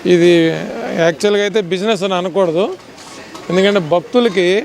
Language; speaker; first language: Telugu; native; Telugu